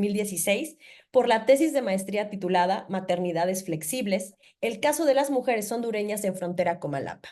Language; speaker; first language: Spanish; native; Spanish